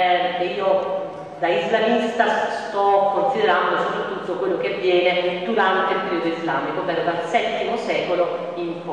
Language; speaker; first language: Italian; native; Italian